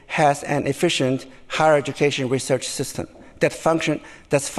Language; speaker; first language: English; non-native, fluent; Chinese